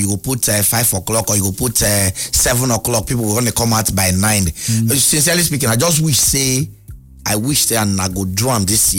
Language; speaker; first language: English; non-native, local second language; Igbo